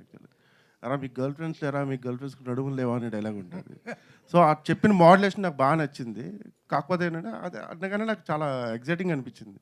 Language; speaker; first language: Telugu; native; Telugu